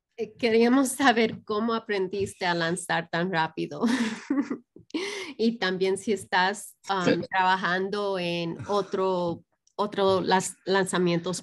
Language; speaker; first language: Spanish; early bilingual, heritage; Spanish